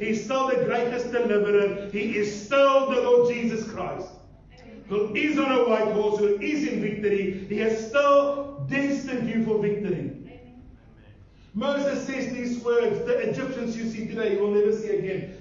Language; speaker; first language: English; non-native, local second language; Afrikaans